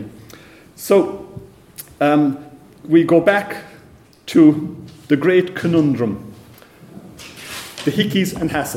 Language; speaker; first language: English; native; English